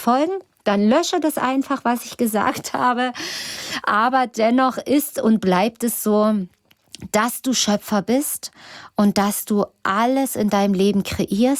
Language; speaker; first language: German; native; German